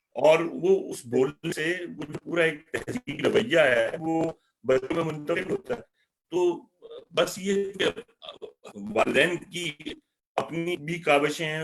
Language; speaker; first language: Urdu; native; Urdu